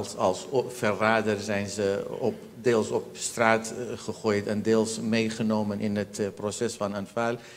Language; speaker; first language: Dutch; non-native, fluent; Central Kurdish